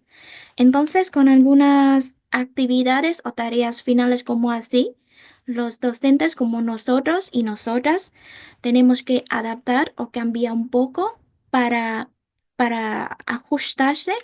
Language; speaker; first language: Spanish; non-native, fluent; Vietnamese